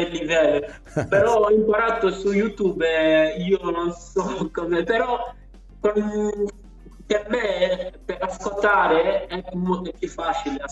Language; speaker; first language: Italian; non-native, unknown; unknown